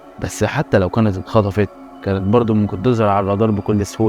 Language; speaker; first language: Arabic; native; Arabic